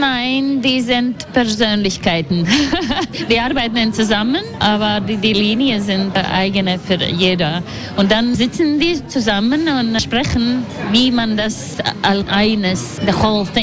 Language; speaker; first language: German; non-native, learner; Latvian